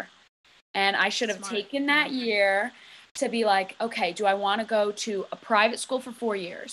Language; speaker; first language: English; native; English